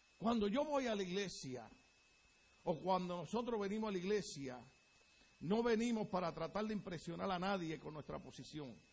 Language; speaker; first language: Spanish; native; Spanish